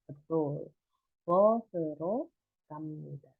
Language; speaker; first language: Korean; non-native, fluent; Indonesian